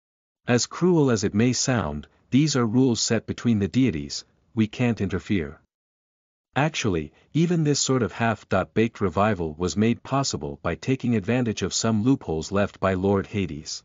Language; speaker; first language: English; native; English